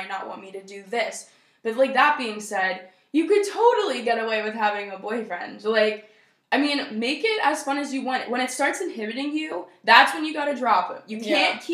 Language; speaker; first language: English; native; English